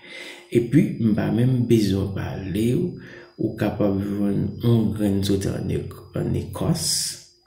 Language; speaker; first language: French; non-native, local second language; Haitian Creole